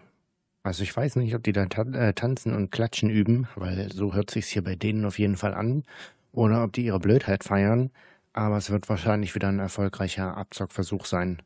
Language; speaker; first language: German; native; German